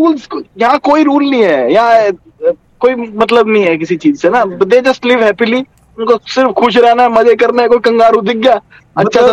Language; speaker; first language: Hindi; native; Hindi